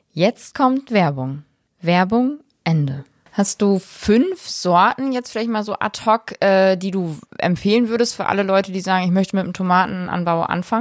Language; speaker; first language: German; native; German